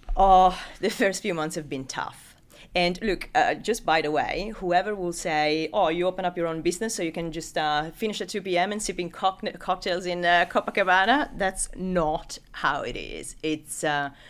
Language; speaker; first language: English; non-native, fluent; Italian